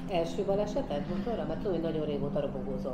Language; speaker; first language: Hungarian; native; Hungarian